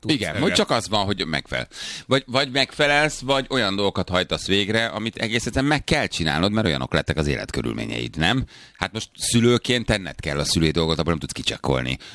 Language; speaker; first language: Hungarian; native; Hungarian